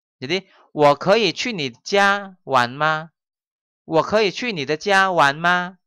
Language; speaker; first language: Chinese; non-native, fluent; Indonesian